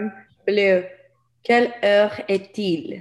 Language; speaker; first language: French; non-native, learner; English